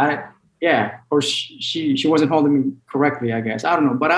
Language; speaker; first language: English; non-native, local second language; Filipino